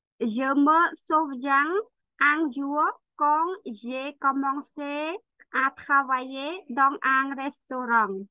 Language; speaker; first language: French; non-native, learner; Khmer